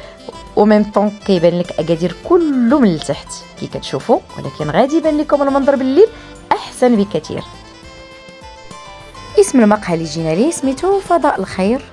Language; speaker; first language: Arabic; native; Arabic